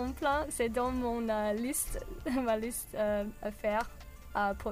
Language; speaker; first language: French; non-native, learner; English